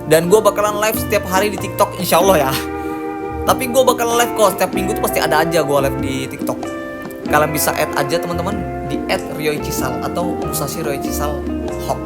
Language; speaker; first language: Indonesian; native; Indonesian